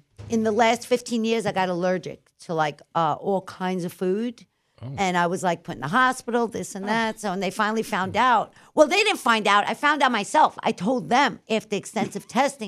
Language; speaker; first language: English; early bilingual, other home language; Italian